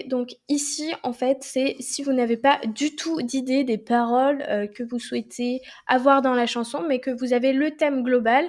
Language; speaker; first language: French; native; French